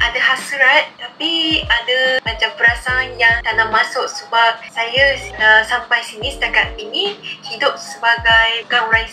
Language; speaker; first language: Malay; non-native, fluent; Japanese